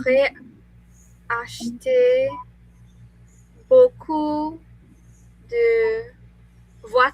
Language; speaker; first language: French; non-native, learner; English